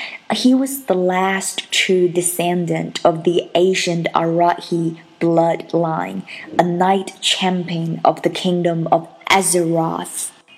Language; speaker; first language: English; non-native, fluent; Chinese